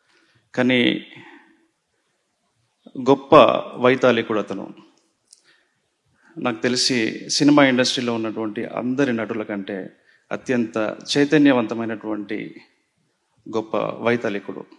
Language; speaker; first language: Telugu; native; Telugu